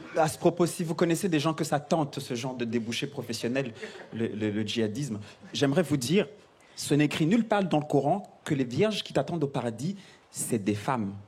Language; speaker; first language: French; non-native, local second language; Kinyarwanda